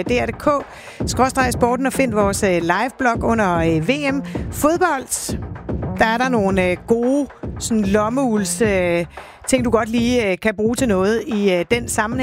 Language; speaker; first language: Danish; native; Danish